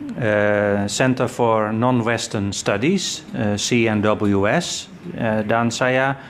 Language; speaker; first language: Indonesian; non-native, fluent; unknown